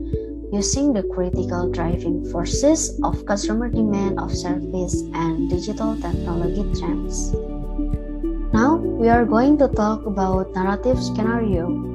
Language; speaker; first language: English; non-native, learner; Indonesian